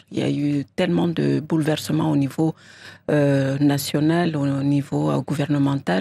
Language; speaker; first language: French; non-native, local second language; Comorian